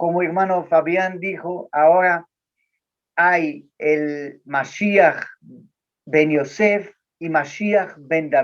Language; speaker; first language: Spanish; non-native, learner; Portuguese